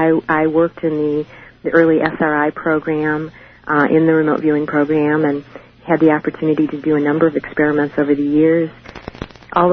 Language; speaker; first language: English; native; English